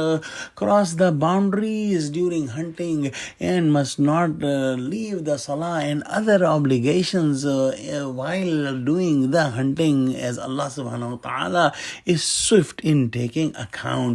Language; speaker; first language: English; non-native, local second language; Urdu